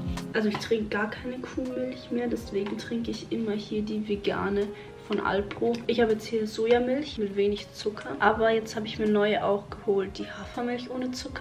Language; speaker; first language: German; native; German